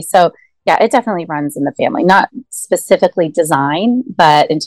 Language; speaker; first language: English; native; English